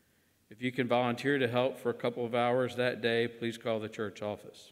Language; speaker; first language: English; native; English